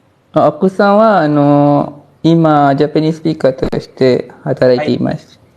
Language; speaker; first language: Japanese; non-native, learner; Malay